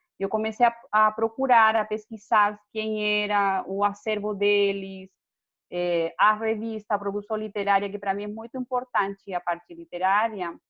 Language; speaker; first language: Portuguese; non-native, fluent; Spanish